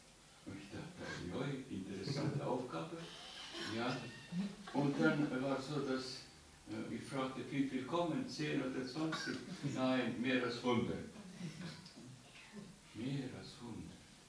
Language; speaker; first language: German; non-native, learner; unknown